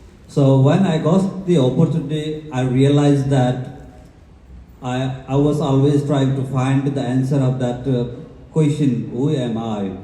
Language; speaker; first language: English; non-native, local second language; Nepali